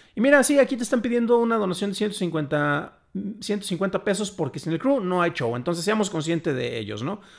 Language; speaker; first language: Spanish; native; Spanish